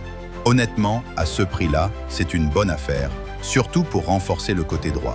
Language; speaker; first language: French; native; French